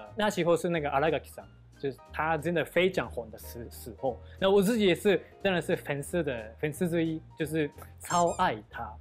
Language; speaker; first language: Chinese; non-native, fluent; Japanese